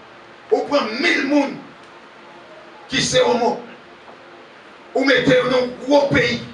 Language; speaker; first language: French; non-native, local second language; Haitian Creole